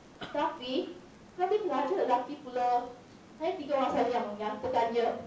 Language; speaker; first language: Malay; non-native, local second language; Chinese